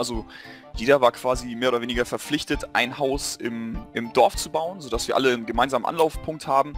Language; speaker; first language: German; native; German